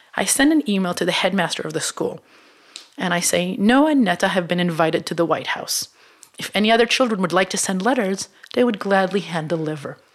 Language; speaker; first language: English; non-native, fluent; Hebrew